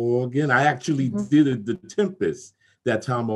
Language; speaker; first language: English; native; English